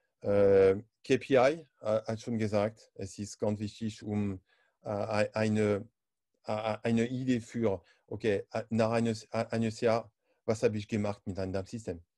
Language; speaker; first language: German; non-native, learner; French